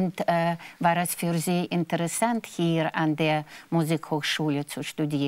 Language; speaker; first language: German; non-native, fluent; Russian